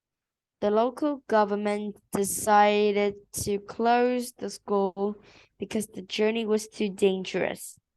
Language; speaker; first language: English; non-native, learner; Vietnamese